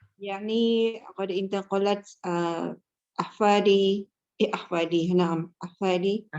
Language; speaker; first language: Arabic; non-native, learner; Malay